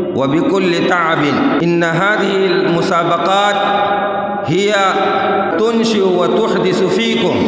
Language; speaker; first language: Arabic; non-native, fluent; Urdu